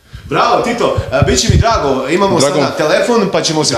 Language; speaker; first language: Bosnian; native; Bosnian